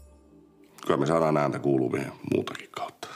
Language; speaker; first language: Finnish; native; Finnish